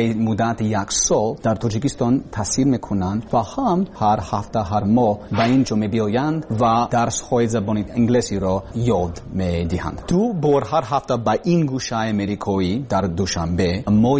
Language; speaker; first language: Persian; non-native, learner; English